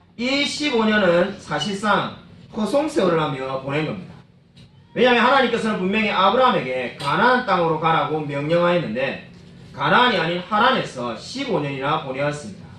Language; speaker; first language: Korean; native; Korean